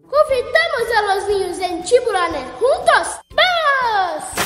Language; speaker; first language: Spanish; non-native, learner; Portuguese